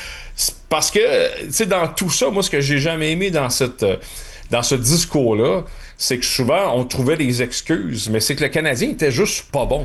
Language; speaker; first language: French; native; French